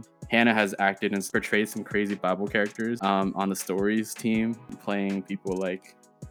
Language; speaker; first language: English; early bilingual, other home language; Chinese